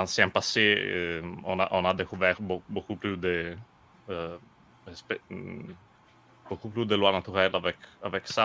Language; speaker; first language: French; non-native, fluent; Italian